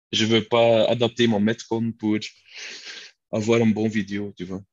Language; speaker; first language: French; non-native, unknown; Dutch